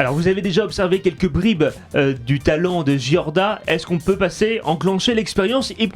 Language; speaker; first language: French; native; French